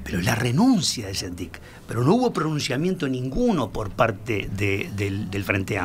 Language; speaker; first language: Spanish; native; Spanish